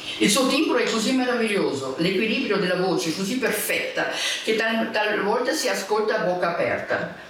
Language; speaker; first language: Italian; non-native, fluent; German